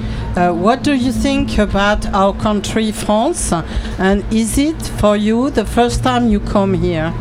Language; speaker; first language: English; non-native, learner; French